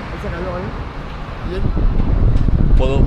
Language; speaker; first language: Spanish; native; Spanish